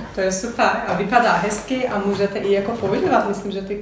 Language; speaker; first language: Czech; non-native, learner; Turkish